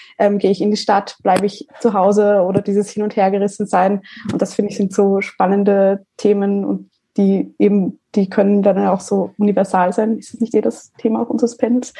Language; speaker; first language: German; native; German